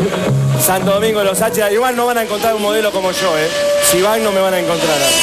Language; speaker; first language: Spanish; native; Spanish